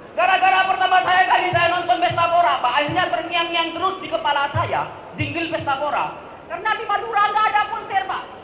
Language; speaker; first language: Indonesian; non-native, local second language; Madurese